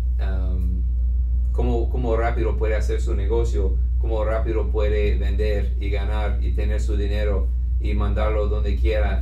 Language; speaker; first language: Spanish; non-native, fluent; English